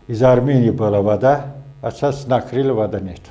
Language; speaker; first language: Russian; non-native, local second language; Azerbaijani